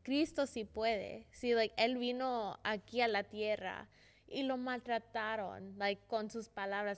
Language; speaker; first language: Spanish; early bilingual, heritage; Spanish